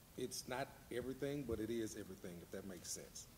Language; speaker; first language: English; native; English